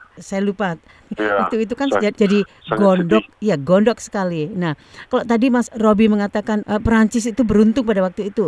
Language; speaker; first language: Indonesian; native; Indonesian